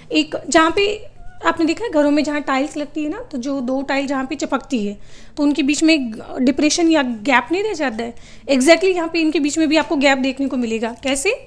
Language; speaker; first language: Hindi; native; Hindi